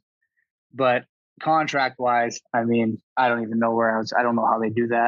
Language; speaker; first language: English; native; English